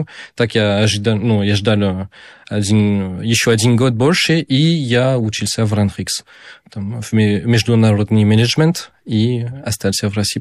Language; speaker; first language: Russian; non-native, fluent; French